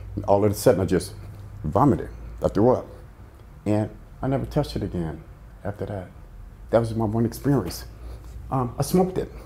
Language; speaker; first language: English; native; English